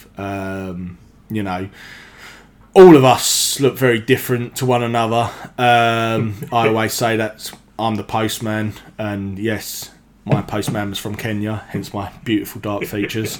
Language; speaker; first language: English; native; English